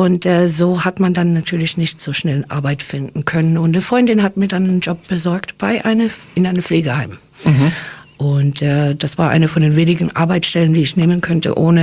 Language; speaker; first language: German; non-native, fluent; English